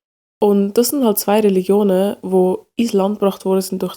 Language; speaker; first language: German; early bilingual, other home language; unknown